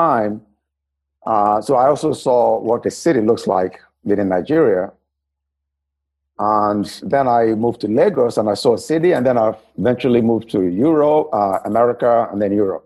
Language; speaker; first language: English; non-native, local second language; Igbo